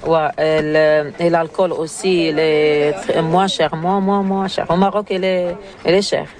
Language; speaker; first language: French; non-native, learner; Arabic